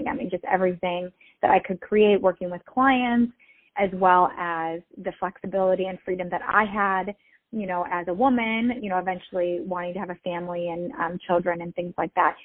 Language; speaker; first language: English; native; English